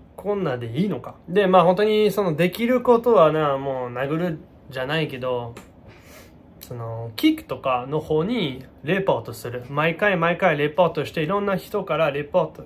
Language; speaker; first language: Japanese; non-native, fluent; French